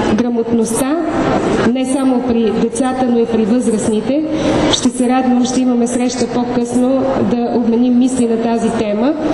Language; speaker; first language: Bulgarian; native; Bulgarian